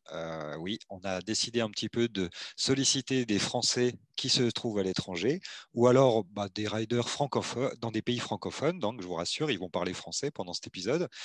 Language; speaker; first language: French; native; French